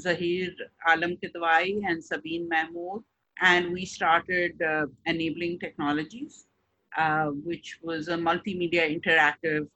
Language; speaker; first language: English; non-native, local second language; Urdu